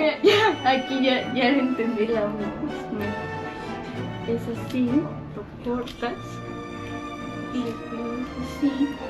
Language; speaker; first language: Spanish; native; Spanish